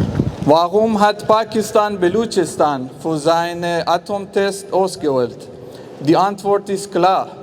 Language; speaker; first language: German; non-native, fluent; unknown